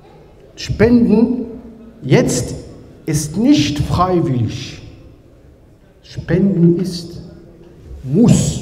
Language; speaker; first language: German; non-native, learner; Arabic